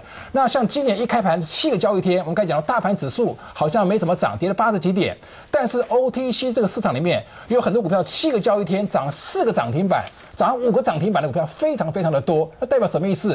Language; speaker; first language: Chinese; native; Chinese